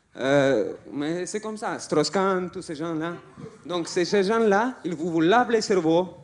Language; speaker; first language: French; non-native, fluent; Russian